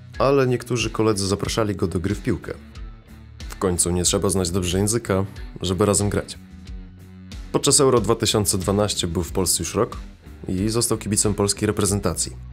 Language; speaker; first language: Polish; early bilingual, other home language; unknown